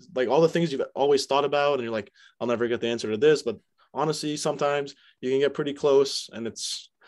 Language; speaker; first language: English; native; English